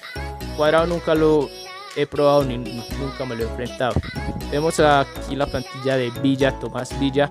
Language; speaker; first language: Spanish; native; Spanish